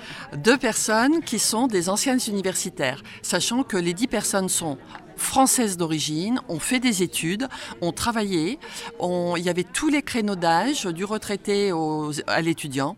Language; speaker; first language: French; native; French